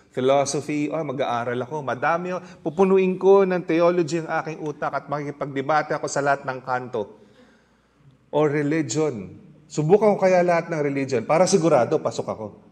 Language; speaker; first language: Filipino; native; Filipino